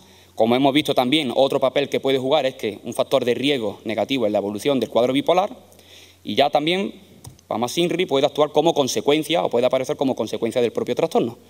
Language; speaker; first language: Spanish; native; Spanish